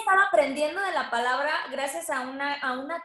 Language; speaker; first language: Spanish; native; Spanish